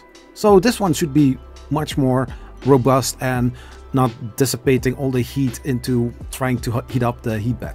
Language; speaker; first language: English; non-native, fluent; Dutch